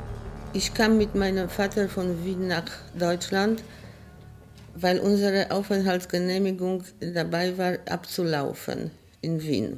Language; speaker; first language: German; non-native, fluent; Polish